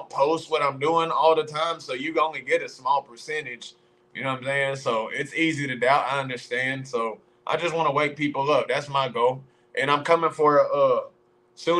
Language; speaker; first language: English; native; English